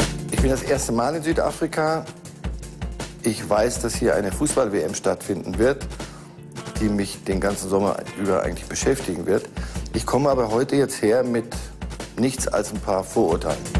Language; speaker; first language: German; native; German